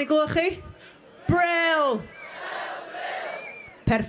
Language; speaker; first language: Welsh; native; Welsh